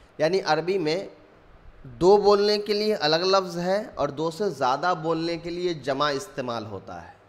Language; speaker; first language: Urdu; native; Urdu